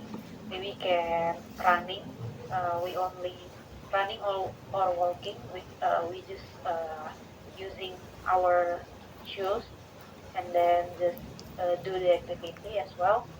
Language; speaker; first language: English; non-native, learner; Indonesian